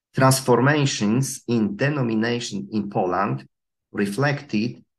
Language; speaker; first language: English; non-native, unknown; Polish